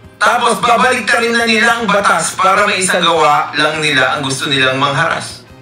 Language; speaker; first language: Filipino; native; Filipino